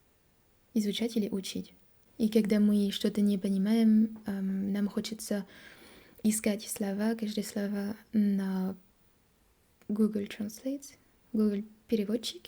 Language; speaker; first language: Russian; non-native, learner; French